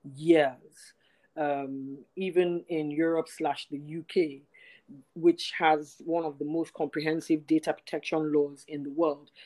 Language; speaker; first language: English; non-native, local second language; Yoruba